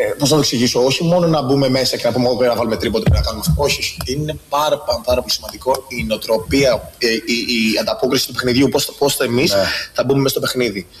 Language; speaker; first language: Greek; early bilingual, other home language; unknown